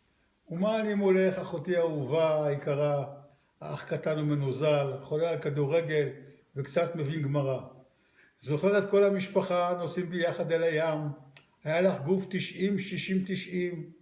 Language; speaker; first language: Hebrew; native; Hebrew